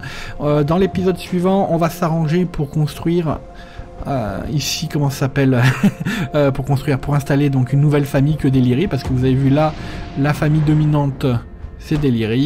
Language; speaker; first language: French; native; French